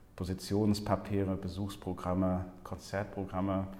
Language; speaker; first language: German; non-native, fluent; English